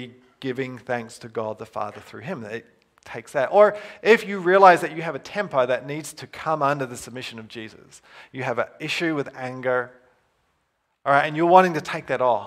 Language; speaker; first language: English; native; English